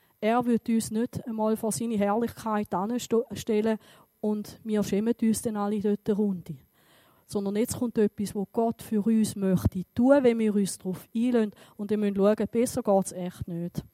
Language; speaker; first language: German; native; German